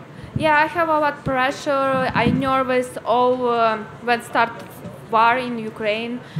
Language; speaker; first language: English; non-native, learner; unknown